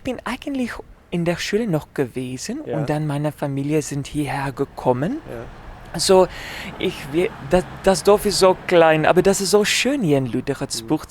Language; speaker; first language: German; non-native, learner; Afrikaans